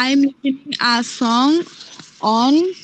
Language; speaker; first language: English; non-native, learner; Bangla